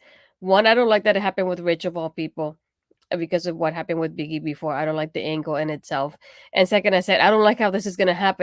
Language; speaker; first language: English; native; English